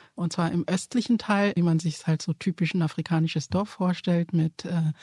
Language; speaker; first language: German; early bilingual, other home language; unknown